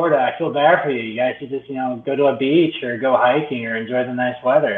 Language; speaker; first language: English; native; English